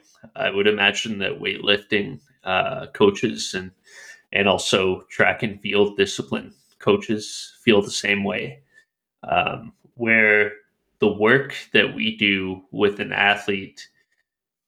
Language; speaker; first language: English; native; English